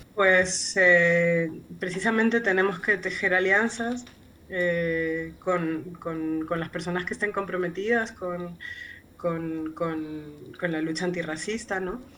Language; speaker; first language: Spanish; native; Spanish